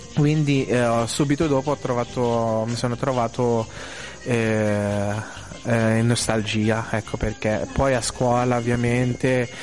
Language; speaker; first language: Italian; non-native, fluent; Filipino